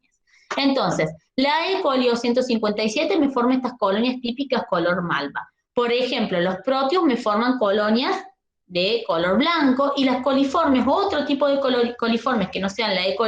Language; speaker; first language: Spanish; native; Spanish